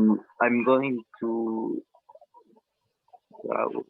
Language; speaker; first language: English; non-native, learner; Spanish